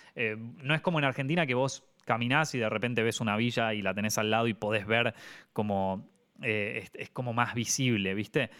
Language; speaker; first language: Spanish; native; Spanish